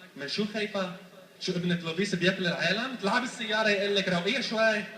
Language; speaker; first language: Arabic; early bilingual, heritage; Arabic